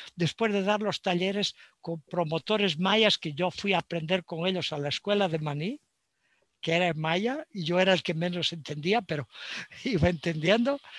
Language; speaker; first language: Spanish; native; Spanish